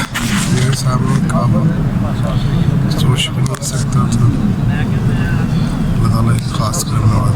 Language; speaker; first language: Urdu; native; Urdu